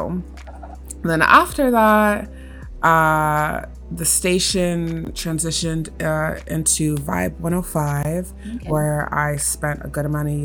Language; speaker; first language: English; native; English